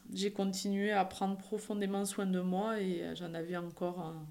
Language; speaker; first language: French; native; French